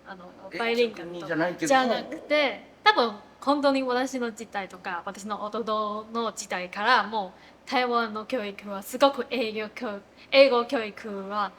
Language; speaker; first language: Japanese; non-native, fluent; Chinese